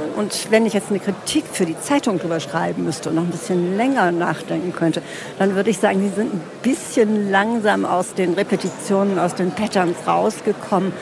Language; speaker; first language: German; native; German